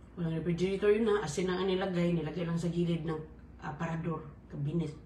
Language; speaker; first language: Filipino; non-native, local second language; Cebuano